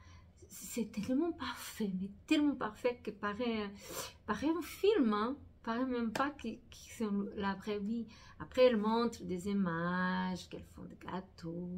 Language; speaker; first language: French; non-native, fluent; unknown